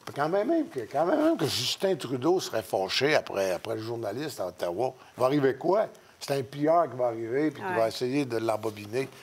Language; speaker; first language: French; native; French